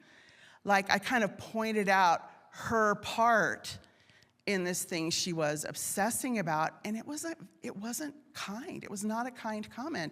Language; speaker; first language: English; native; English